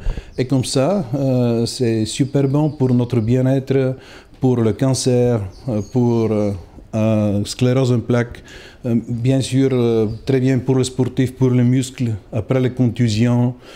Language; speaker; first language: French; non-native, fluent; Bulgarian